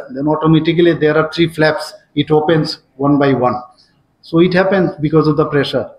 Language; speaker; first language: English; non-native, local second language; Bangla